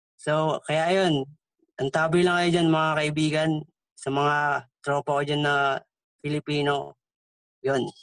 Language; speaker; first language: English; non-native, local second language; Filipino